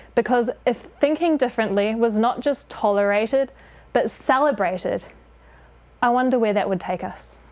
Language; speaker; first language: English; native; English